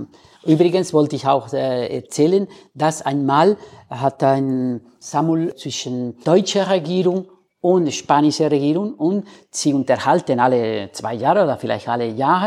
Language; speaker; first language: German; non-native, learner; Spanish